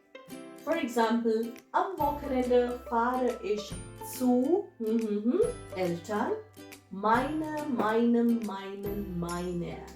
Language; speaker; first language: German; non-native, fluent; English